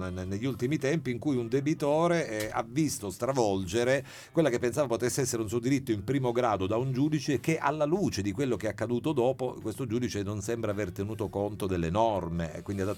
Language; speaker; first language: Italian; native; Italian